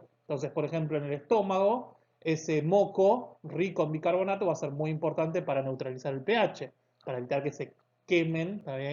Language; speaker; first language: Spanish; native; Spanish